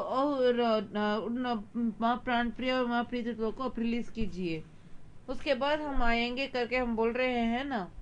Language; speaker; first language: Hindi; non-native, local second language; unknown